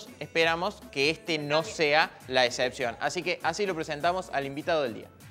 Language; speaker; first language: Spanish; native; Spanish